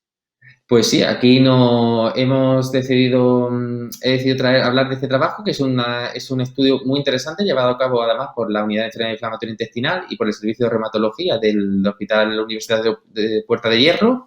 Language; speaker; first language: Spanish; native; Spanish